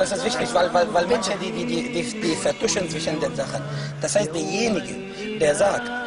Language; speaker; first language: German; non-native, fluent; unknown